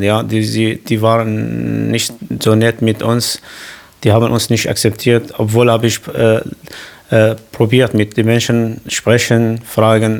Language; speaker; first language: German; non-native, local second language; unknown